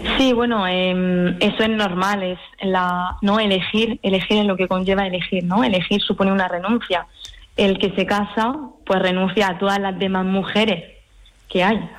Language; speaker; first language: Spanish; early bilingual, heritage; French